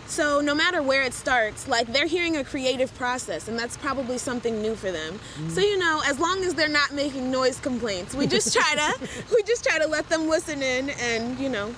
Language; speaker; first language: English; native; English